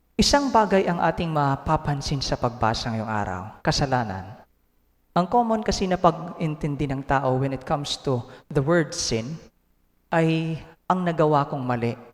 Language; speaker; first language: Filipino; non-native, local second language; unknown